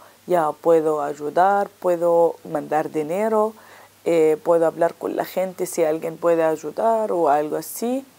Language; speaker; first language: Spanish; non-native, learner; Arabic